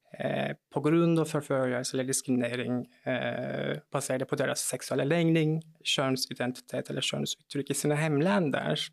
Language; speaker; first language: Swedish; non-native, fluent; Turkish